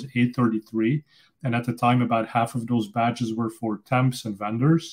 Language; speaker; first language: English; non-native, fluent; Dutch